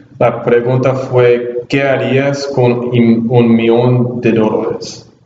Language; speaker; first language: Spanish; non-native, learner; English